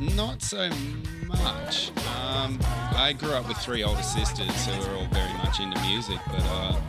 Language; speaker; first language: English; native; English